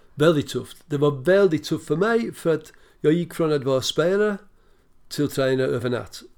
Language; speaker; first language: Swedish; non-native, fluent; English